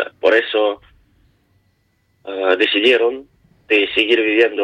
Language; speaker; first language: Spanish; non-native, learner; Ukrainian